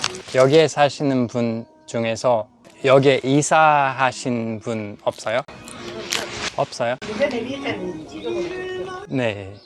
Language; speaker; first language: Korean; non-native, learner; English